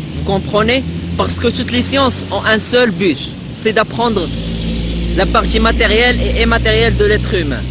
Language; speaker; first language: French; non-native, local second language; Arabic